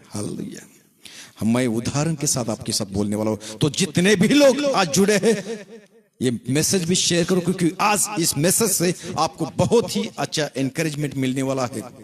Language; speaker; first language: Hindi; non-native, local second language; Marathi